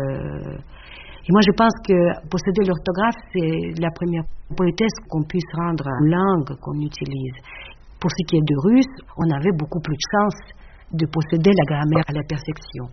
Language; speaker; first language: French; non-native, fluent; Russian